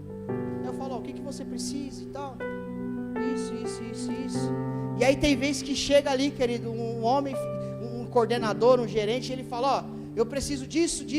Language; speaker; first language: Portuguese; native; Portuguese